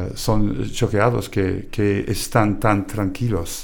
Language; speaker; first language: Spanish; non-native, fluent; English